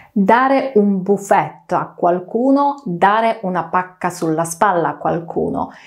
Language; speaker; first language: Italian; non-native, fluent; Polish